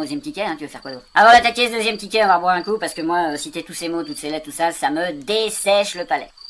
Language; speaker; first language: French; native; French